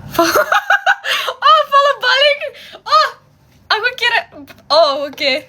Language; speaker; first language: Indonesian; non-native, fluent; German